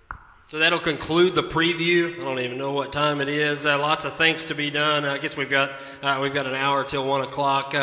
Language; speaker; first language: English; native; English